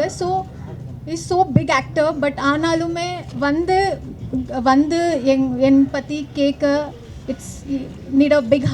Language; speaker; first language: Tamil; non-native, learner; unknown